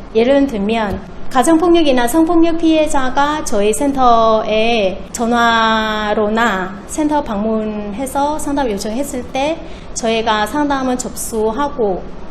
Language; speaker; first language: Korean; non-native, fluent; Vietnamese